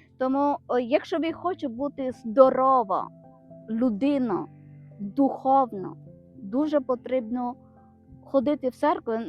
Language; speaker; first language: Ukrainian; non-native, learner; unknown